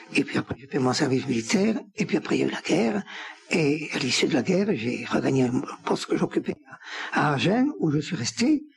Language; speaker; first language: French; native; French